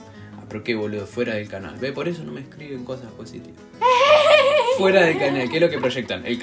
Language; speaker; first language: Spanish; native; Spanish